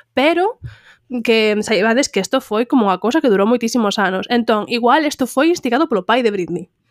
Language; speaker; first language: Galician; non-native, local second language; Spanish